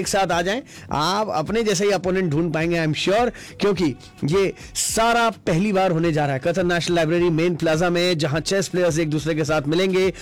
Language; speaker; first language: Hindi; native; Hindi